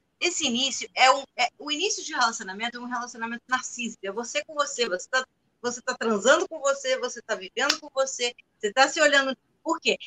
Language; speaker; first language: Portuguese; non-native, fluent; Spanish